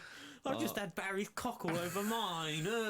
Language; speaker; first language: English; native; English